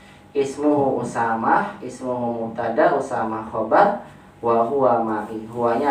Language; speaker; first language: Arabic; non-native, fluent; Indonesian